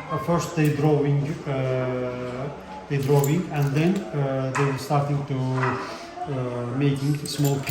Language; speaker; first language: English; non-native, learner; Azerbaijani